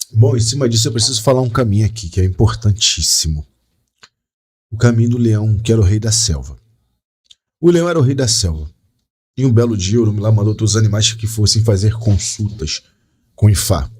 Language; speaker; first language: Portuguese; native; Portuguese